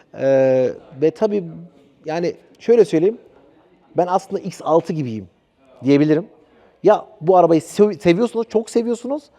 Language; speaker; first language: Turkish; early bilingual, heritage; Turkish